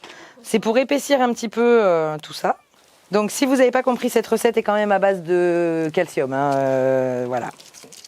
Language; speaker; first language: French; native; French